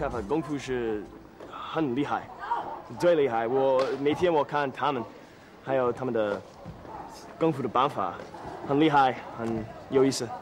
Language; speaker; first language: Chinese; non-native, learner; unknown